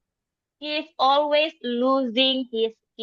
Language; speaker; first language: English; non-native, learner; Indonesian